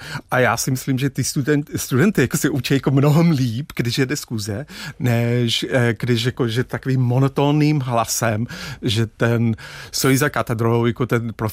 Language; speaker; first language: Czech; non-native, fluent; English